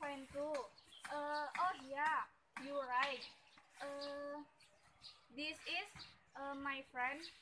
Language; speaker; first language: English; non-native, learner; Indonesian